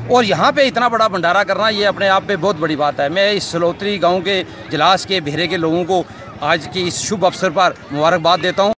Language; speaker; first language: Urdu; non-native, local second language; Dogri